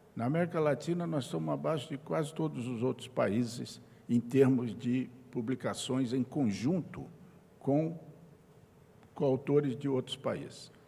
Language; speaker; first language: Portuguese; native; Portuguese